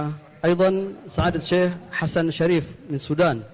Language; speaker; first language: Arabic; non-native, fluent; Indonesian